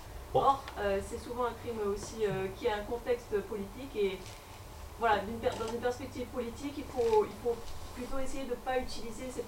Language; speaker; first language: French; native; French